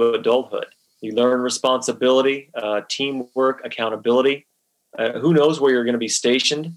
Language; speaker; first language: English; native; English